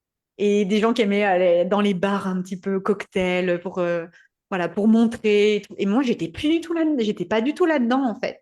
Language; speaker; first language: French; native; French